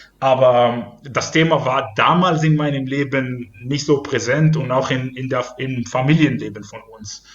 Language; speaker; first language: German; non-native, fluent; Hebrew